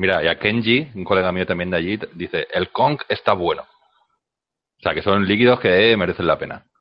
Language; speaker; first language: Spanish; native; Spanish